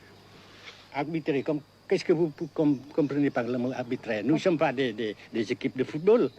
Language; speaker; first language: French; non-native, local second language; Vietnamese